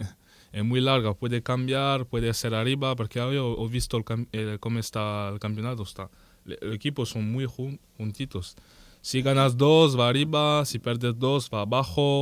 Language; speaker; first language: Spanish; non-native, learner; French